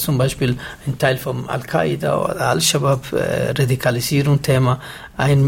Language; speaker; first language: German; non-native, fluent; Somali